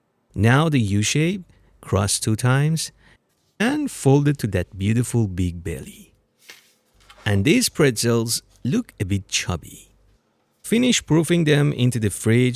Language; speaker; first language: English; non-native, fluent; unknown